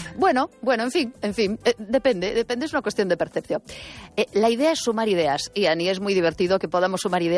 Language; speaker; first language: Spanish; native; Spanish